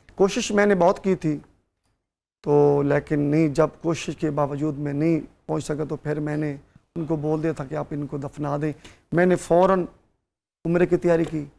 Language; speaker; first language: Urdu; non-native, local second language; Punjabi